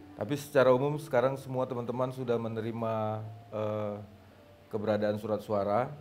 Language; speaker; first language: Indonesian; native; Indonesian